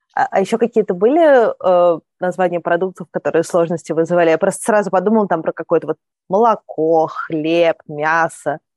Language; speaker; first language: Russian; native; Russian